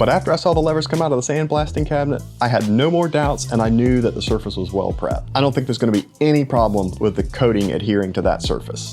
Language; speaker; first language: English; native; English